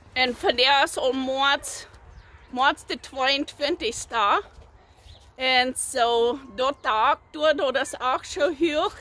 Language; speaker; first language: German; early bilingual, heritage; German